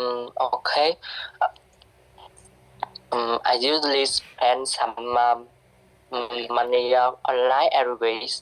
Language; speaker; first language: English; non-native, learner; Vietnamese